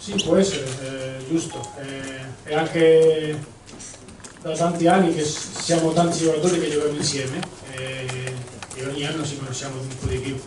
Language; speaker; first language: Italian; non-native, fluent; Spanish